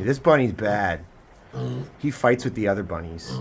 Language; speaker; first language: English; native; English